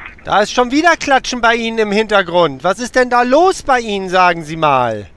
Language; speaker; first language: German; native; German